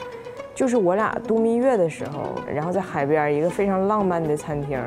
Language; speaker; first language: Chinese; native; Chinese